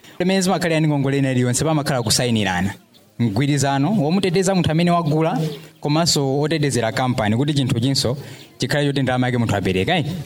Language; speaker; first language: Nyanja; native; Nyanja